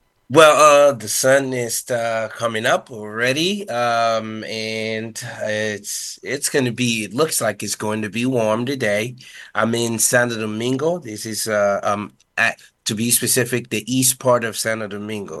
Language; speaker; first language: English; non-native, fluent; Spanish